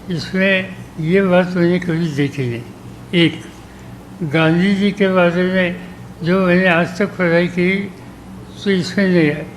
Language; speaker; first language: Hindi; non-native, local second language; Marathi